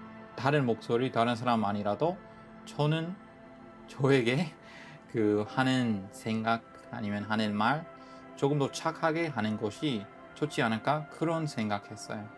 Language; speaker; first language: Korean; non-native, fluent; English